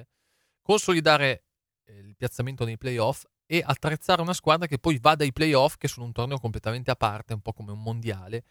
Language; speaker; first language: Italian; native; Italian